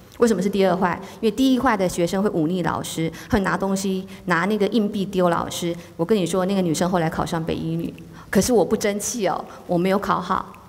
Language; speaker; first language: Chinese; native; Chinese